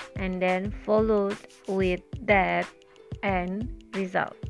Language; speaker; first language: English; non-native, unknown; Indonesian